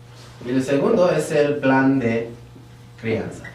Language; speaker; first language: Spanish; early bilingual, heritage; Spanish